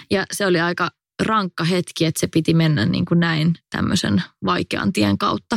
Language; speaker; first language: Finnish; native; Finnish